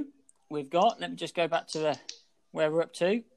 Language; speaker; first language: English; native; English